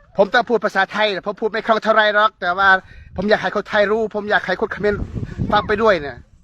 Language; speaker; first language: Thai; non-native, learner; Khmer